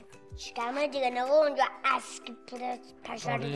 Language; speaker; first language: Persian; native; Persian